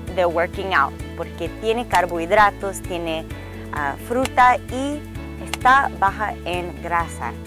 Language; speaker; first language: Spanish; non-native, fluent; English